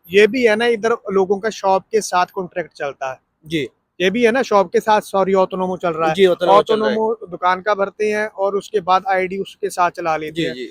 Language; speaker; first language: Hindi; non-native, local second language; Punjabi